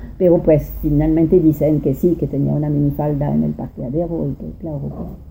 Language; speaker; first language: Spanish; non-native, fluent; French